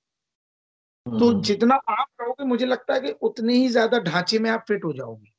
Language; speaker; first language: Hindi; native; Hindi